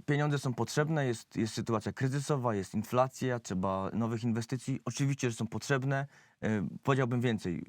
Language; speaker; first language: Polish; native; Polish